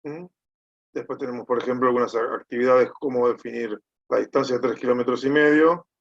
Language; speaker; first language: Spanish; native; Spanish